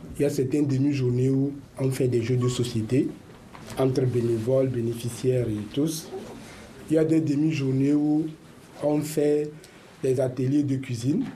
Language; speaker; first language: French; native; French